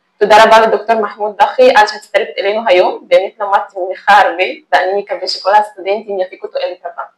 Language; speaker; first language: Hebrew; non-native, fluent; Arabic